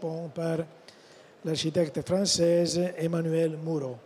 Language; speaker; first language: French; non-native, fluent; Italian